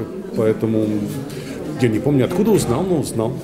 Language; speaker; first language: Russian; early bilingual, heritage; English